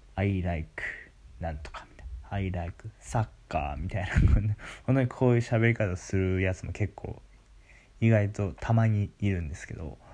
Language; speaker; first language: Japanese; native; Japanese